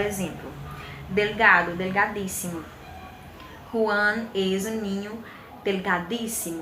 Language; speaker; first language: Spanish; non-native, fluent; Portuguese